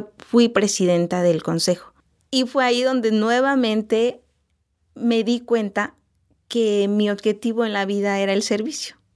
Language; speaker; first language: Spanish; non-native, local second language; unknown